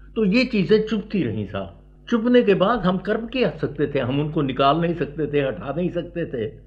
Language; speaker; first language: Hindi; native; Hindi